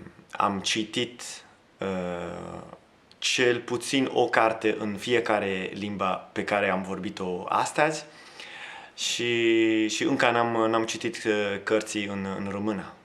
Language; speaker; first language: Romanian; non-native, learner; Italian